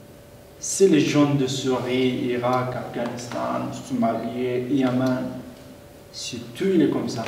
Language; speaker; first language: French; non-native, learner; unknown